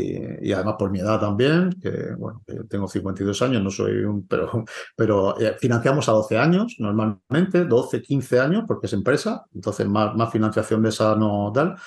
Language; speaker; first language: Spanish; native; Spanish